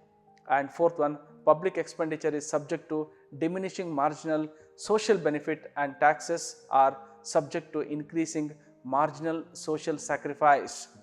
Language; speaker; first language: English; non-native, local second language; Kannada